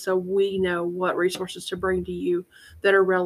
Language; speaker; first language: English; native; English